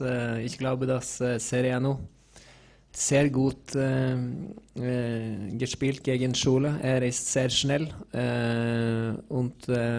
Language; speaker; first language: German; non-native, learner; Norwegian